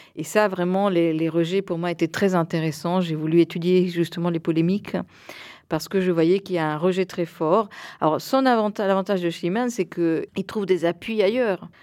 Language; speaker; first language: French; early bilingual, heritage; Spanish